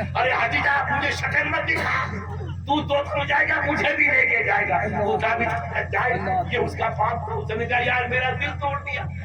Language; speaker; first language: Urdu; non-native, local second language; Marwari